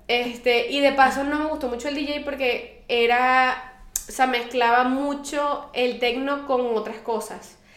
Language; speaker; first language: Spanish; native; Spanish